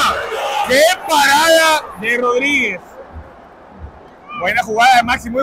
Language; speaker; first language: Spanish; native; Spanish